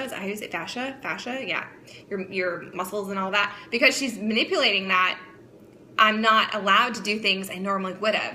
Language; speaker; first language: English; native; English